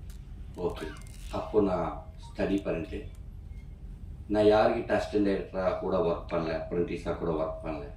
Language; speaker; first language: Tamil; non-native, learner; Telugu